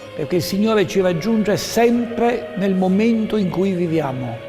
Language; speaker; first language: Italian; non-native, fluent; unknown